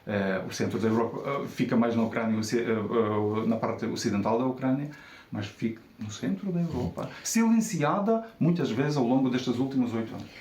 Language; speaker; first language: Portuguese; non-native, fluent; Ukrainian